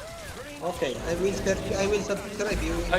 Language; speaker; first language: English; non-native, learner; Hindi